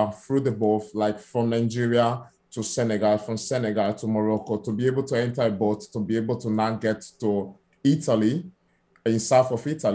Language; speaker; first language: English; non-native, fluent; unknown